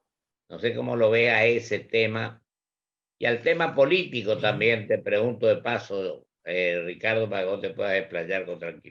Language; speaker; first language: Spanish; native; Spanish